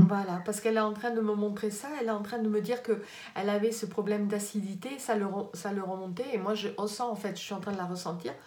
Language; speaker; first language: French; native; French